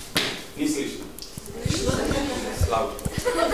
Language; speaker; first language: Russian; non-native, learner; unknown